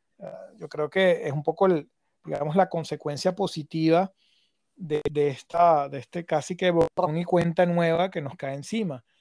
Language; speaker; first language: Spanish; native; Spanish